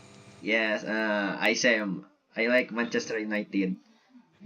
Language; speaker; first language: English; non-native, learner; Indonesian